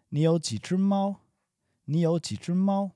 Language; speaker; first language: Chinese; non-native, learner; English